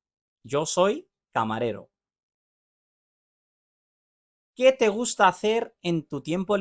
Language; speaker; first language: Spanish; non-native, fluent; Urdu